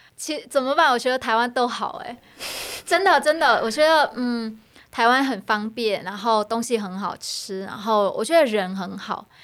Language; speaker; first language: Chinese; non-native, fluent; Vietnamese